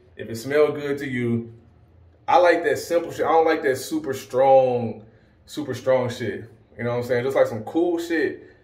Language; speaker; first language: English; native; English